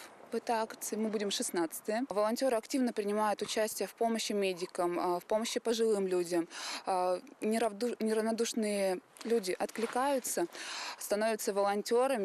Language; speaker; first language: Russian; native; Russian